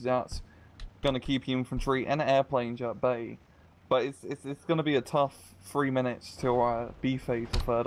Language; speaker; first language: English; native; English